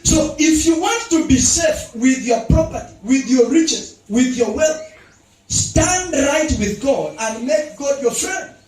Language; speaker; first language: English; non-native, local second language; Swahili